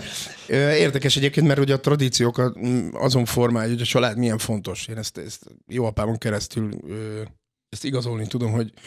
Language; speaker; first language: Hungarian; native; Hungarian